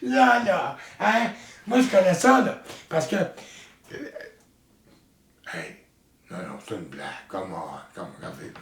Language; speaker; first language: French; native; French